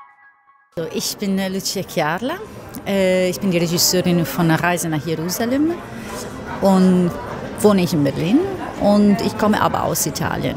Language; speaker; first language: German; non-native, fluent; Italian